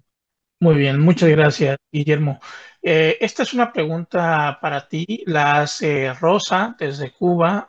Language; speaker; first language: Spanish; native; Spanish